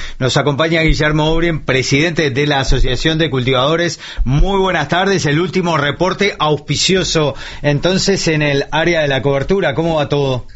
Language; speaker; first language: Spanish; native; Spanish